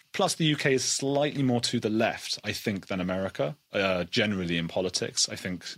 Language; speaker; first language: English; native; English